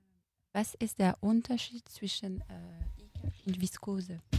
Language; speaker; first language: German; non-native, fluent; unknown